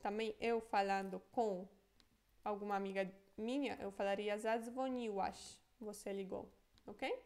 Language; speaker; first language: Portuguese; non-native, fluent; Polish